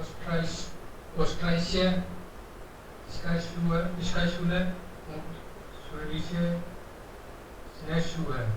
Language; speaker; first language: German; non-native, learner; Hindi